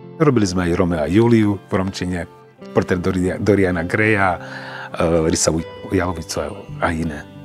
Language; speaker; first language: Slovak; non-native, local second language; Romany